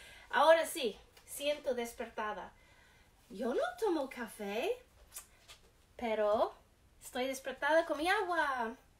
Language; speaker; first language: Spanish; non-native, learner; English